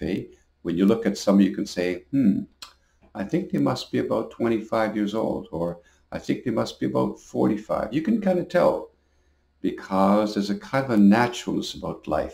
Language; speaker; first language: English; native; English